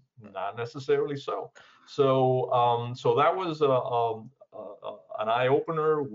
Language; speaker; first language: English; early bilingual, other home language; Spanish